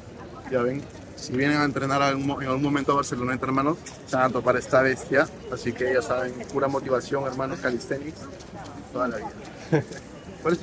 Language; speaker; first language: Spanish; native; Spanish